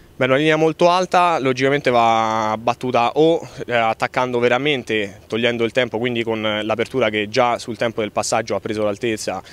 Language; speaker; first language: Italian; native; Italian